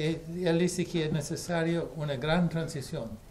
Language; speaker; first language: Spanish; non-native, fluent; English